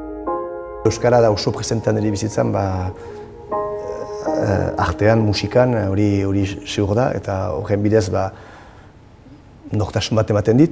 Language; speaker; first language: Basque; non-native, local second language; French